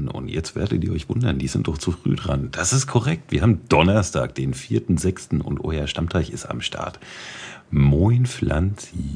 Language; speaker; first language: German; native; German